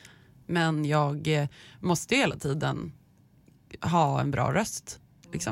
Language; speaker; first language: Swedish; native; Swedish